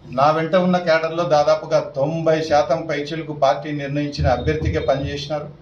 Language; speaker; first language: Telugu; native; Telugu